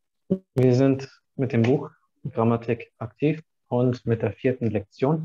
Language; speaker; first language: German; non-native, fluent; Arabic